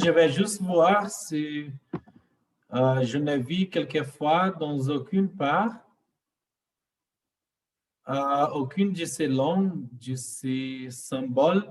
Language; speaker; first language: French; non-native, fluent; Portuguese